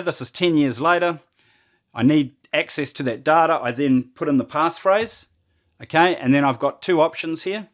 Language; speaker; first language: English; native; English